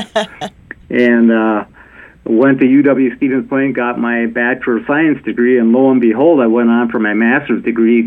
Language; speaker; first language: English; native; English